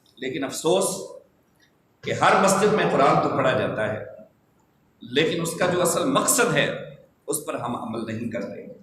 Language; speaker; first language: Urdu; non-native, local second language; Punjabi